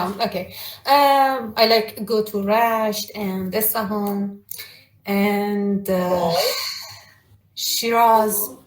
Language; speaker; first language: English; non-native, learner; Persian